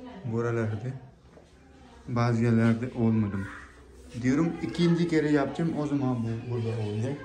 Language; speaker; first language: Turkish; non-native, learner; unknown